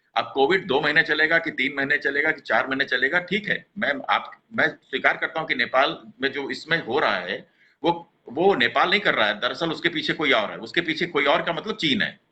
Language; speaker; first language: Hindi; native; Hindi